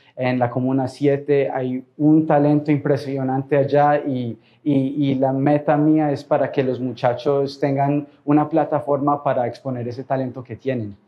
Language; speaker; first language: Spanish; early bilingual, heritage; Spanish